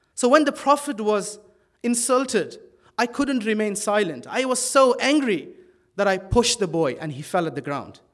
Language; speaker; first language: English; early bilingual, other home language; Dutch